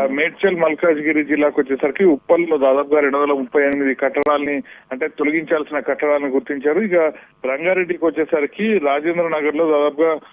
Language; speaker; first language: Telugu; native; Telugu